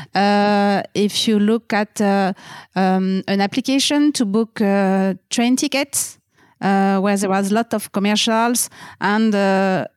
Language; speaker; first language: English; non-native, fluent; French